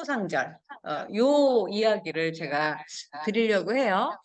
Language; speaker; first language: Korean; native; Korean